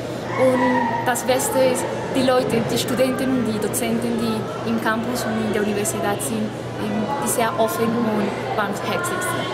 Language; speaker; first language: German; non-native, fluent; Spanish